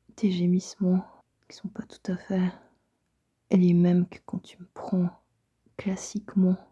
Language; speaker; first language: French; native; French